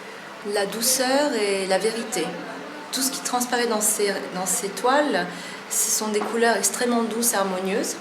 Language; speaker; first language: French; native; French